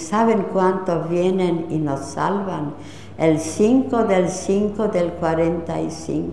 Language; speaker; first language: Spanish; non-native, fluent; Polish